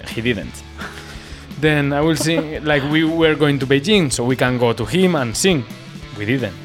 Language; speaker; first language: English; non-native, fluent; Basque